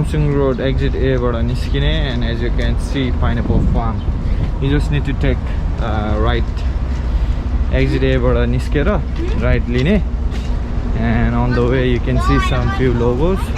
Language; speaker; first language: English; non-native, fluent; Nepali